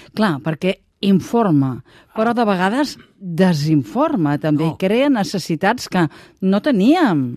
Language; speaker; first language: Catalan; native; Catalan